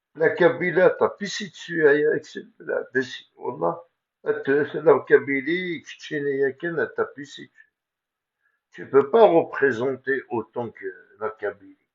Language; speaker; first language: French; non-native, local second language; Kabyle